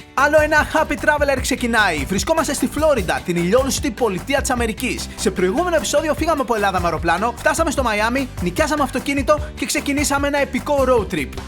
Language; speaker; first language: Greek; native; Greek